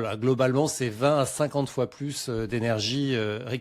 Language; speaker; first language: French; native; French